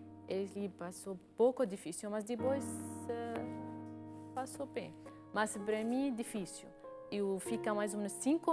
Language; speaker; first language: Portuguese; non-native, learner; Arabic